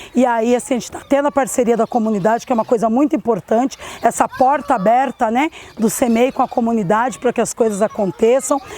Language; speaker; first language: Portuguese; native; Portuguese